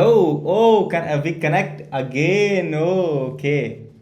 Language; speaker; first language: English; non-native, learner; Hindi